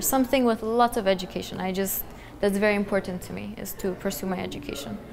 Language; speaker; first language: English; early bilingual, other home language; Central Kurdish